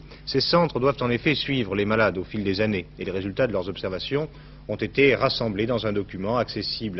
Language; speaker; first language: French; native; French